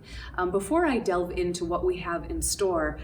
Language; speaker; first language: English; native; English